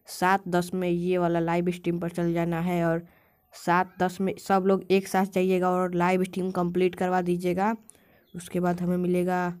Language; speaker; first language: Hindi; native; Hindi